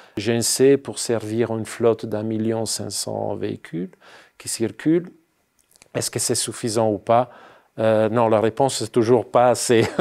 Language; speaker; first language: French; non-native, fluent; Italian